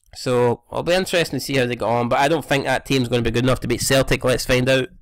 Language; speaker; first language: English; native; English